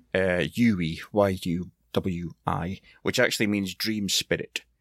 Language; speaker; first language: English; native; English